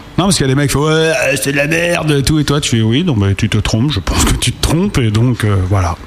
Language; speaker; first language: French; native; French